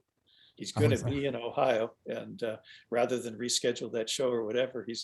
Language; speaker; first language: English; native; English